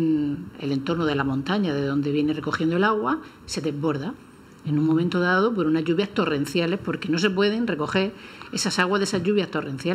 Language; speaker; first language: Spanish; native; Spanish